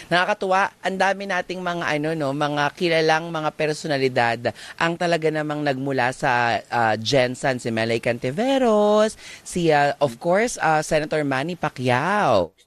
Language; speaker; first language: Filipino; native; Filipino